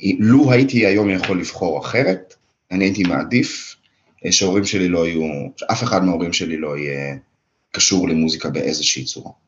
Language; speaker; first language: Hebrew; early bilingual, other home language; Russian